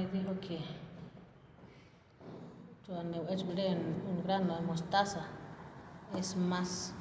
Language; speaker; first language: Spanish; non-native, fluent; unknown